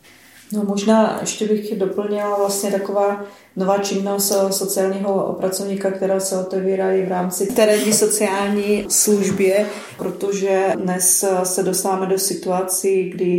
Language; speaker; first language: Czech; native; Czech